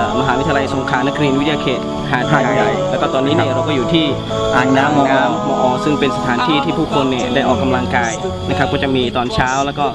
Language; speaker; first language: Thai; native; Thai